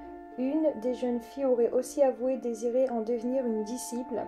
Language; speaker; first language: French; native; French